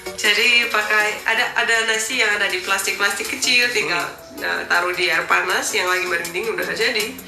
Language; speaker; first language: Indonesian; non-native, fluent; Russian